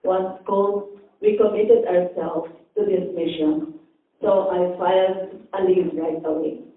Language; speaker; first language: English; non-native, local second language; Filipino